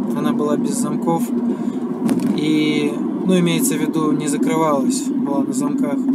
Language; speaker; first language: Russian; native; Russian